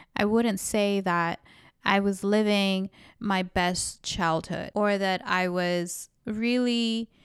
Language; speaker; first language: English; early bilingual, other home language; Spanish